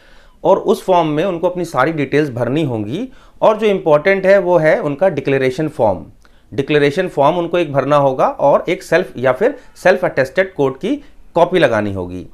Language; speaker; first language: Hindi; native; Hindi